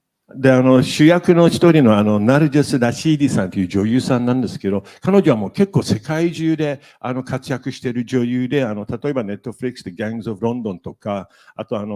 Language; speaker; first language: Japanese; native; Japanese